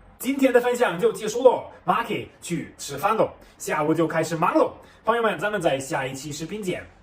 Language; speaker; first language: Chinese; non-native, fluent; German